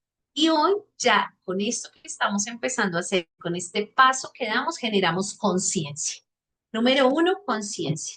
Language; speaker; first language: Spanish; native; Spanish